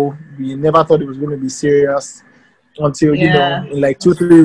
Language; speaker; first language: English; non-native, local second language; Yoruba